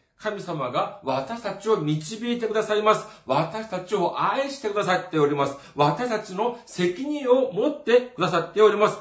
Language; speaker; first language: Japanese; non-native, fluent; Korean